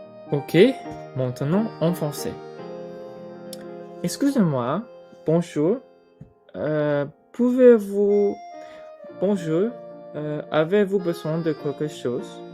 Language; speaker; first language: French; non-native, learner; English